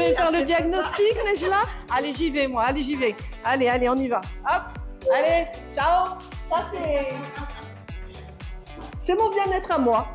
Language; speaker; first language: French; native; French